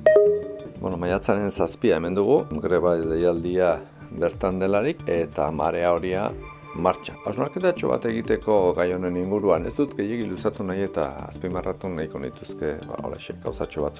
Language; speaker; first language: Basque; native; Basque